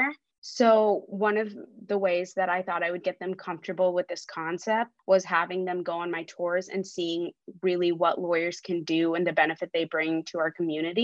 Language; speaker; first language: English; early bilingual, other home language; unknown